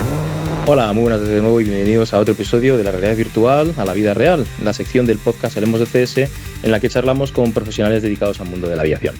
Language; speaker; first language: Spanish; native; Spanish